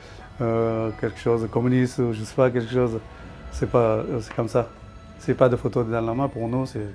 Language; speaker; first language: French; non-native, learner; Tibetan